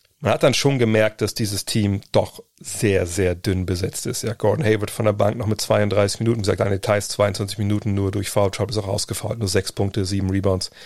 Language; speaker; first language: German; native; German